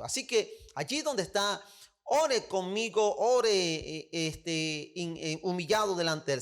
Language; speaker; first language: Spanish; native; Spanish